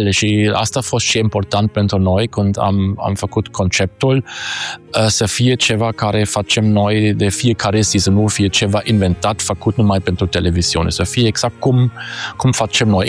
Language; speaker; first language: Romanian; non-native, fluent; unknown